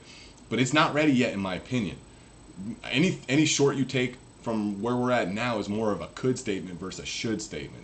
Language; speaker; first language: English; native; English